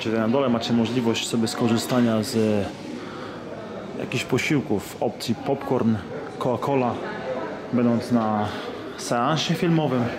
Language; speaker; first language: Polish; native; Polish